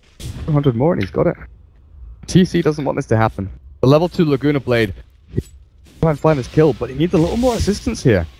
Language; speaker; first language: English; native; English